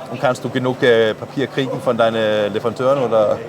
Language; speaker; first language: German; non-native, learner; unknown